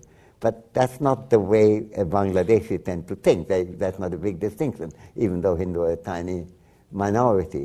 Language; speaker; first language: English; non-native, local second language; Bangla